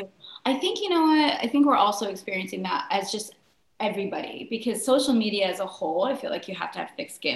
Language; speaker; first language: English; native; English